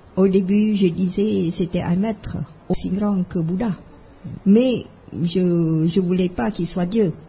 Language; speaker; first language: French; non-native, fluent; Khmer